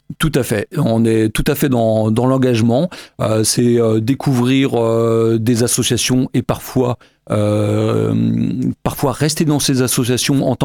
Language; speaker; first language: French; native; French